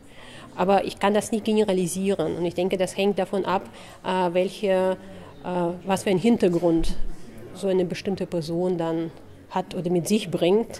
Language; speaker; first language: German; non-native, fluent; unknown